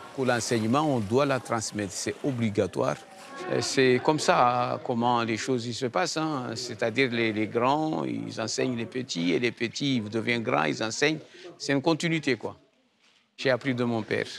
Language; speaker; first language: French; non-native, local second language; Comorian